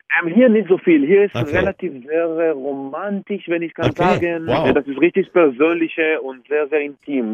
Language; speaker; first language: German; non-native, fluent; Hebrew